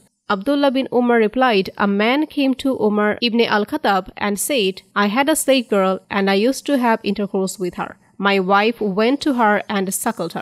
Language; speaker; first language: English; non-native, fluent; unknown